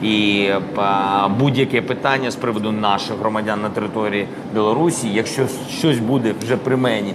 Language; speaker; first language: Ukrainian; non-native, local second language; Russian